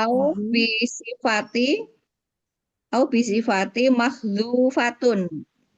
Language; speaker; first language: Arabic; non-native, learner; Indonesian